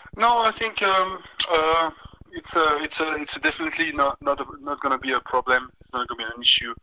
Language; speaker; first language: English; non-native, fluent; French